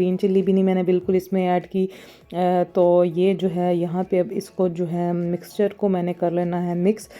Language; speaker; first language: Urdu; non-native, local second language; Punjabi